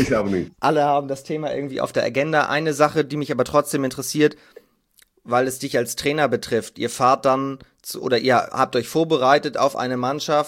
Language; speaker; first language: German; native; German